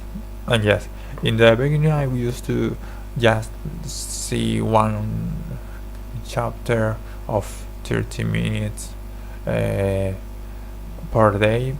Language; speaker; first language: English; non-native, learner; Spanish